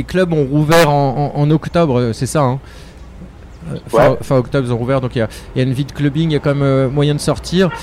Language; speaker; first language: French; native; French